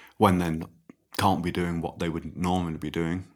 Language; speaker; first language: English; native; English